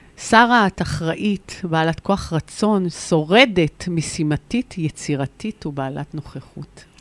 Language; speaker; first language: Hebrew; native; Hebrew